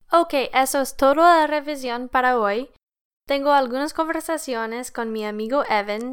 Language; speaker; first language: Spanish; non-native, learner; English